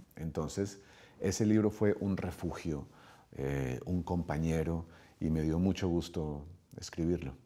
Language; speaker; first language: Spanish; native; Spanish